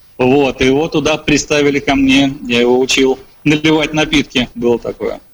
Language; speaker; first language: Russian; native; Russian